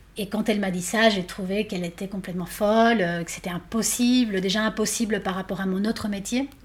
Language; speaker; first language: French; non-native, fluent; Spanish